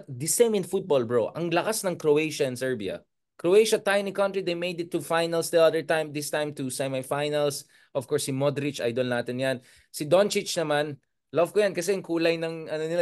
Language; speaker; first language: English; non-native, local second language; Filipino